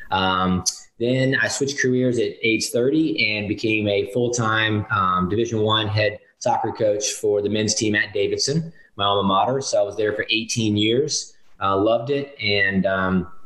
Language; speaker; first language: English; native; English